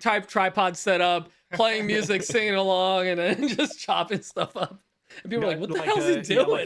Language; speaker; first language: English; native; English